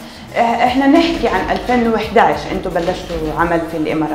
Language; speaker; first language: Arabic; native; Arabic